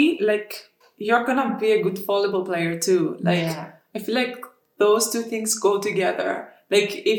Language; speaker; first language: English; non-native, fluent; Greek